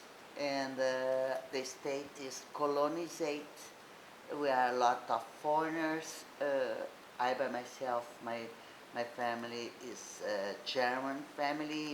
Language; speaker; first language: English; non-native, learner; Portuguese